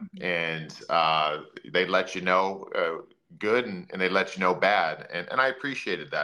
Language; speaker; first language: English; native; English